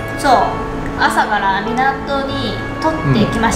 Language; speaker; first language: Japanese; non-native, learner; Chinese